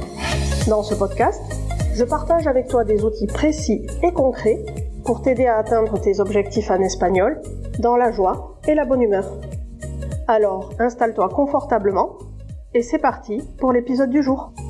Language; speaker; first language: French; native; French